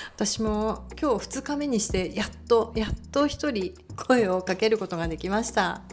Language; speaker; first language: Japanese; native; Japanese